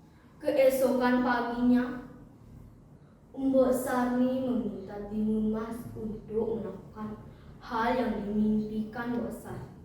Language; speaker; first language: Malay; non-native, local second language; Balinese